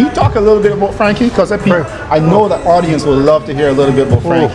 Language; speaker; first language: English; native; English